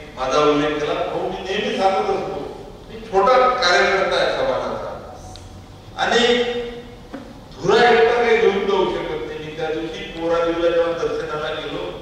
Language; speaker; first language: Marathi; non-native, local second language; Lambadi